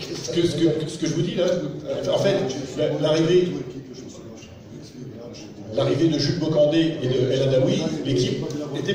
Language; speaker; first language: French; native; French